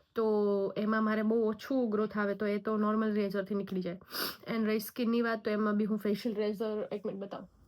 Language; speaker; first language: Gujarati; native; Gujarati